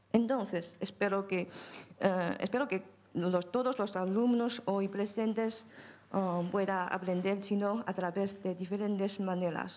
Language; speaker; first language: Spanish; non-native, fluent; Chinese